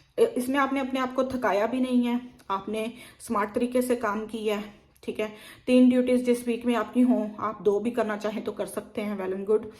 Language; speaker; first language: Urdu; native; Urdu